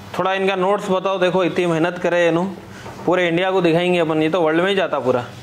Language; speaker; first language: Hindi; native; Hindi